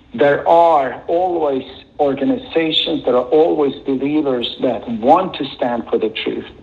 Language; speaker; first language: English; non-native, fluent; Swedish